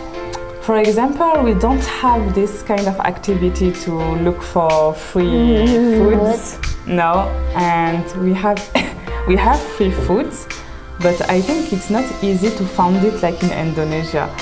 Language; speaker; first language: English; non-native, fluent; French